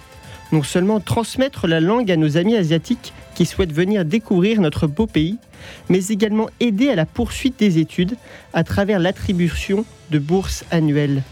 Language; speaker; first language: French; native; French